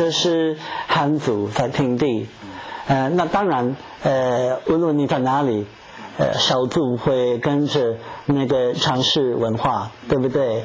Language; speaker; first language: Chinese; non-native, fluent; English